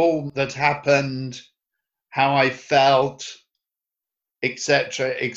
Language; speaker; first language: English; native; English